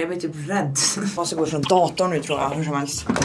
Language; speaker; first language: Swedish; native; Swedish